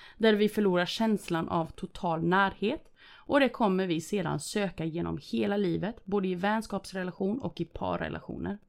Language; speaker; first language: Swedish; early bilingual, other home language; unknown